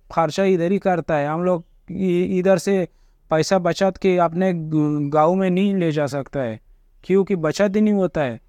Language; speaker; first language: Urdu; non-native, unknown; Persian